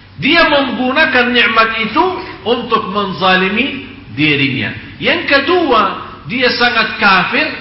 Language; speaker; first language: Indonesian; non-native, fluent; Arabic